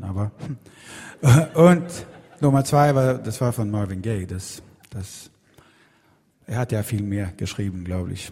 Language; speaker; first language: German; non-native, learner; Swedish